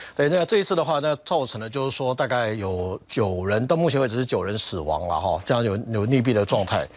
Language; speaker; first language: Chinese; native; Chinese